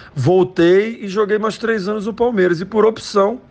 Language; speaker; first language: Portuguese; native; Portuguese